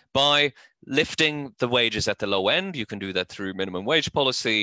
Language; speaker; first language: English; non-native, fluent; Norwegian